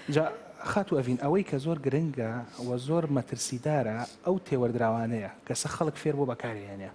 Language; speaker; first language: Central Kurdish; native; Central Kurdish